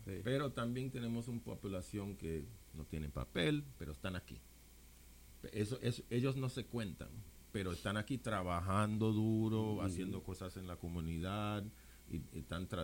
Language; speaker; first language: Spanish; non-native, local second language; English